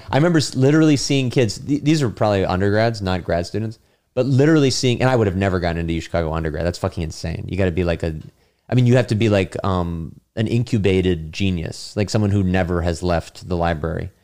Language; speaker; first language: English; native; English